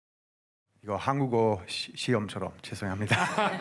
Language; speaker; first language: Korean; non-native, learner; English